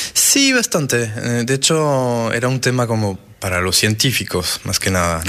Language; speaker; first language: Spanish; non-native, fluent; French